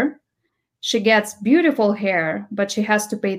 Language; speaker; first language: English; non-native, fluent; Russian